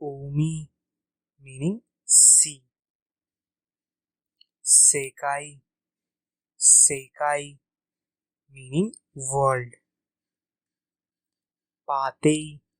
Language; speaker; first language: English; non-native, local second language; Hindi